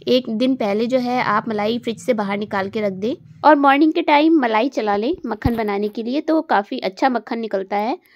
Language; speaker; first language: Hindi; native; Hindi